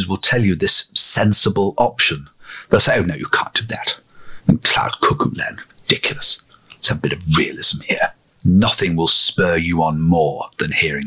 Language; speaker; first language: English; native; English